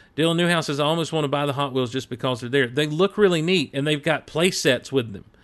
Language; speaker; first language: English; native; English